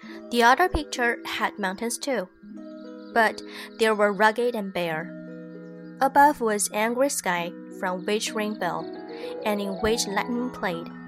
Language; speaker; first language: English; non-native, fluent; Chinese